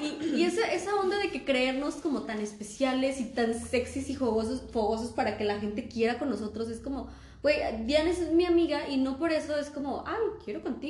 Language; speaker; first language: Spanish; native; Spanish